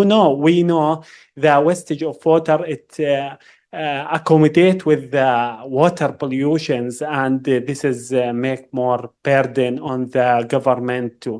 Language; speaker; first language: English; non-native, learner; Arabic